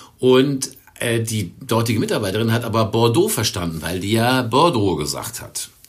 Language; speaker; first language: German; native; German